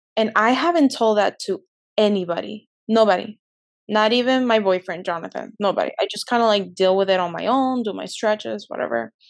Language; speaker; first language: English; early bilingual, other home language; Spanish